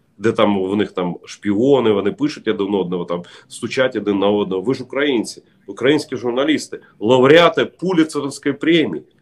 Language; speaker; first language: Ukrainian; non-native, local second language; Russian